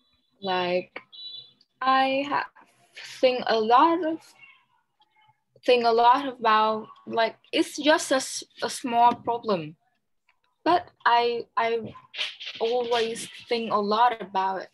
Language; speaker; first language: English; non-native, learner; Vietnamese